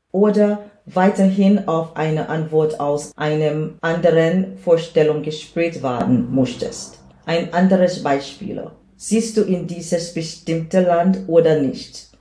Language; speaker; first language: German; non-native, learner; English